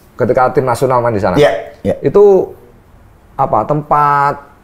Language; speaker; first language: Indonesian; native; Indonesian